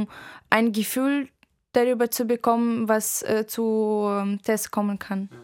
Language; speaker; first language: German; non-native, fluent; Russian